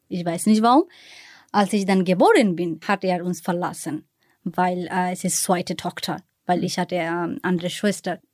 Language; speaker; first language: German; non-native, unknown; Bangla